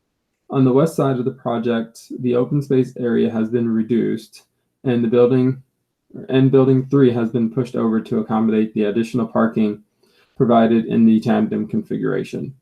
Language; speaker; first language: English; native; English